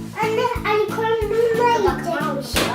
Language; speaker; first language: Turkish; early bilingual, heritage; Turkish